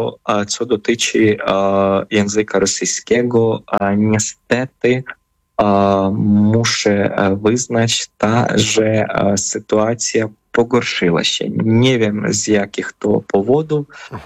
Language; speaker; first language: Polish; non-native, fluent; Ukrainian